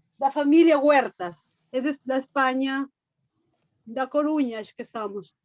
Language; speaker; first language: Portuguese; non-native, fluent; Spanish